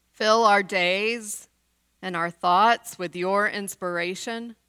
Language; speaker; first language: English; native; English